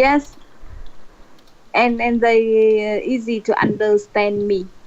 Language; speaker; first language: English; non-native, learner; Vietnamese